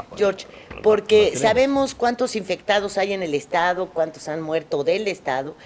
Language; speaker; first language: Spanish; native; Spanish